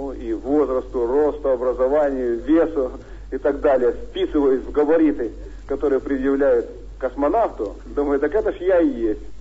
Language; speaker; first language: Russian; native; Russian